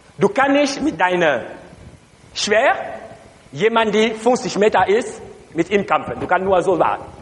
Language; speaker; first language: German; non-native, learner; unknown